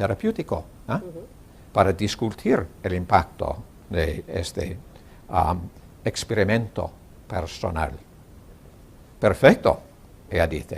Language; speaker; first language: Spanish; non-native, learner; English